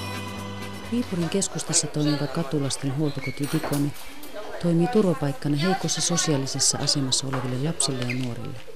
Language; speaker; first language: Finnish; native; Finnish